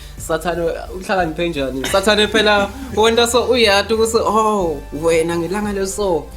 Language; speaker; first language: Zulu; non-native, local second language; Swati